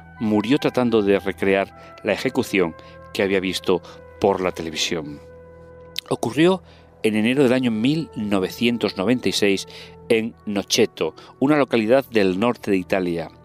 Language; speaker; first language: Spanish; native; Spanish